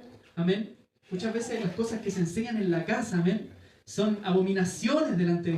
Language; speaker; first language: Spanish; native; Spanish